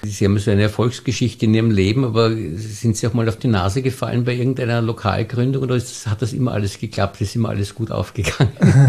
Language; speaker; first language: German; native; German